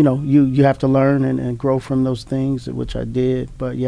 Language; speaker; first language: English; native; English